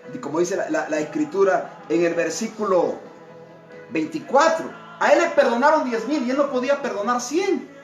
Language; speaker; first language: Spanish; native; Spanish